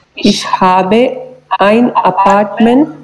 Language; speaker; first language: German; non-native, learner; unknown